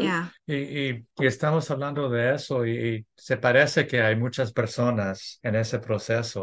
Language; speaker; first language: Spanish; early bilingual, heritage; English